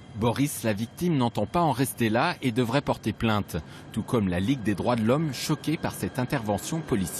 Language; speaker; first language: French; native; French